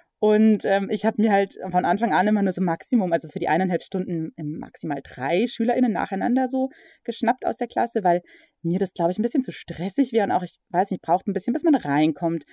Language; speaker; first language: German; early bilingual, other home language; English